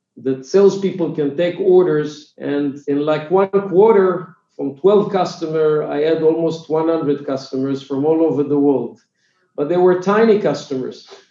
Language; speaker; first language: English; non-native, fluent; Hebrew